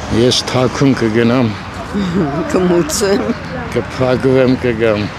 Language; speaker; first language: Armenian; native; Armenian